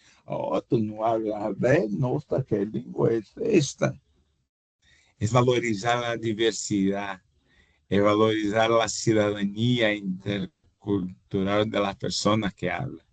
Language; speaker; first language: Spanish; non-native, fluent; Portuguese